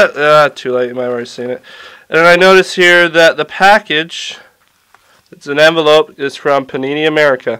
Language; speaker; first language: English; native; English